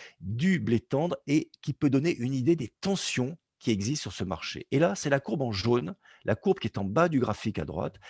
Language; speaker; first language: French; native; French